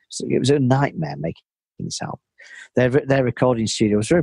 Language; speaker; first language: English; native; English